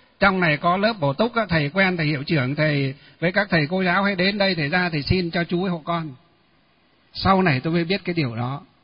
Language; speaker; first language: Vietnamese; non-native, local second language; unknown